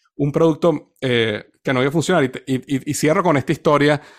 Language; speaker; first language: Spanish; native; Spanish